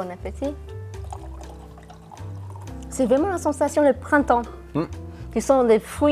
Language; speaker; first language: French; non-native, fluent; Chinese